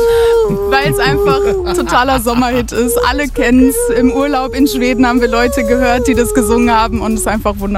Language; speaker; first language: German; native; German